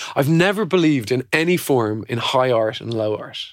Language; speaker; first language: English; native; English